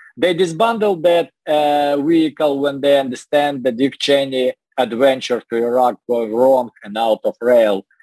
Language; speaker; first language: English; non-native, learner; Russian